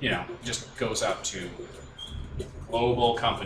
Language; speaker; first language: English; native; English